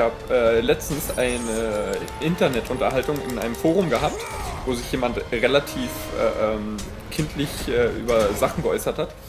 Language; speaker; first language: German; native; German